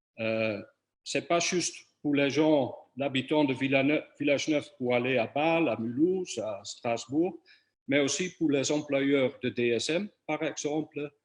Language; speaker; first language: French; non-native, fluent; Dutch